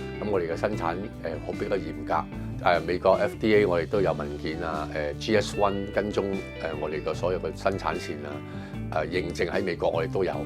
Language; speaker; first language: Cantonese; early bilingual, heritage; Cantonese